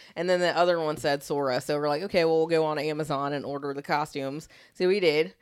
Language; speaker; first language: English; native; English